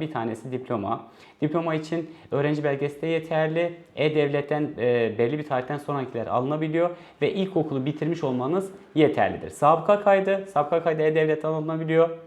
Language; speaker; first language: Turkish; native; Turkish